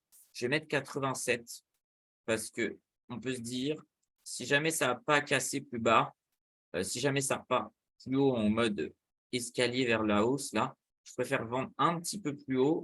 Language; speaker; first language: French; native; French